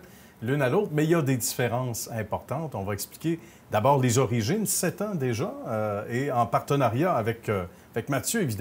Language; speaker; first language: French; native; French